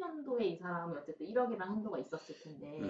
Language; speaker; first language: Korean; native; Korean